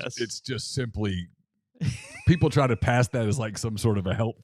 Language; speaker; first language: English; native; English